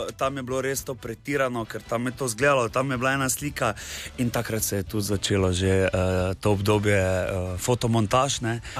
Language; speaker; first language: Slovenian; native; Slovenian